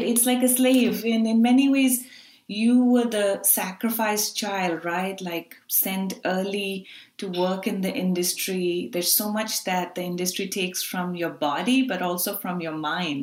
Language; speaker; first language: English; non-native, local second language; Urdu